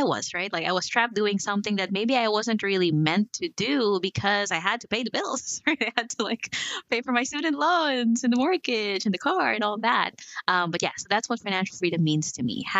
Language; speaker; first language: English; non-native, local second language; Filipino